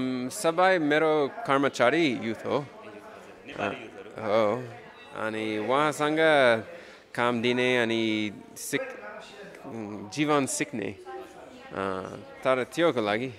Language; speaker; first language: Nepali; non-native, learner; English